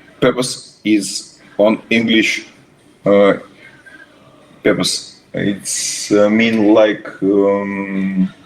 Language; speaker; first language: English; non-native, learner; Russian